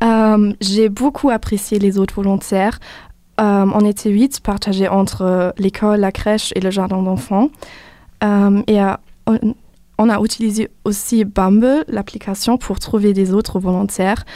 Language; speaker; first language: French; non-native, fluent; German